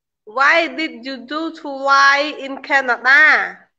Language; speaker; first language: English; non-native, learner; Khmer